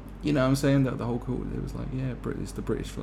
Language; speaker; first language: English; native; English